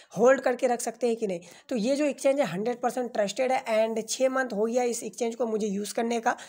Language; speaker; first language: Hindi; native; Hindi